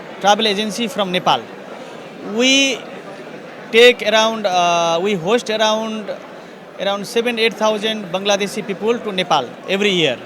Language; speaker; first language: English; non-native, fluent; Nepali